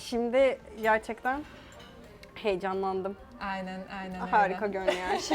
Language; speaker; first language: Turkish; non-native, fluent; Hungarian